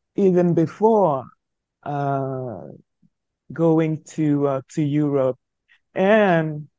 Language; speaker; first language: English; non-native, local second language; French